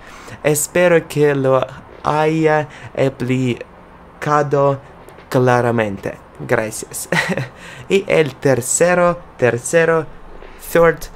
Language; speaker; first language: Spanish; non-native, learner; Russian